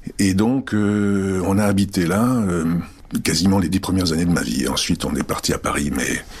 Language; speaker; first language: French; early bilingual, other home language; Czech